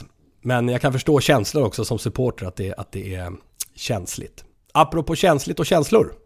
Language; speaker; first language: Swedish; native; Swedish